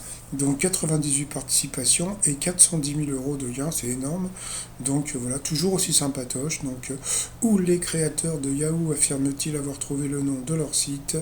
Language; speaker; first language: French; native; French